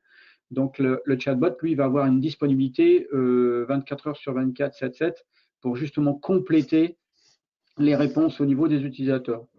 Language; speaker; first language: French; native; French